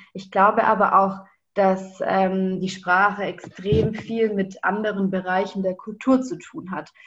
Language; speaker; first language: German; native; German